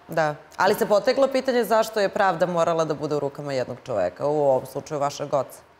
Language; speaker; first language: Serbian; native; Serbian